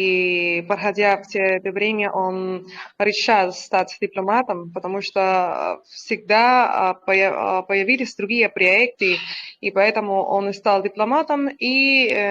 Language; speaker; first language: Russian; non-native, learner; Spanish